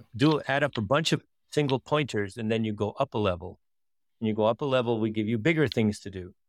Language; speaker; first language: English; early bilingual, other home language; Dutch